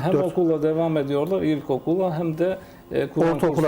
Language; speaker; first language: Turkish; non-native, fluent; Albanian